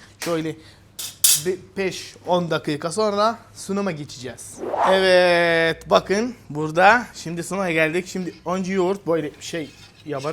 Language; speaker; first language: Turkish; non-native, fluent; Arabic